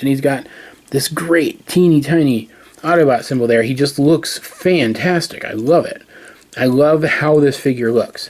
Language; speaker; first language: English; native; English